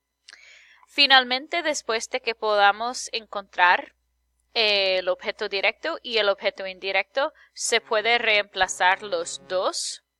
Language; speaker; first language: Spanish; non-native, fluent; English